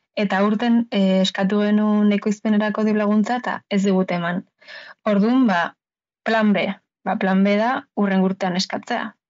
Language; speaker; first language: Basque; native; Basque